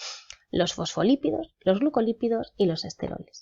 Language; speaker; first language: Spanish; native; Spanish